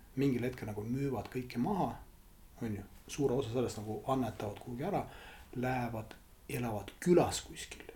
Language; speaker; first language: Estonian; non-native, local second language; Russian